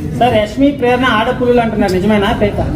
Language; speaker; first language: Telugu; native; Telugu